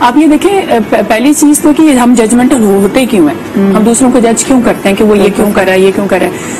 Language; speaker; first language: Urdu; native; Urdu